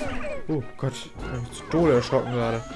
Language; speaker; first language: German; native; German